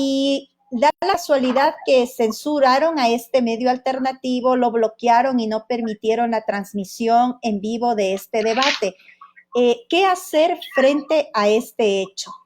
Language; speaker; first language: Spanish; native; Spanish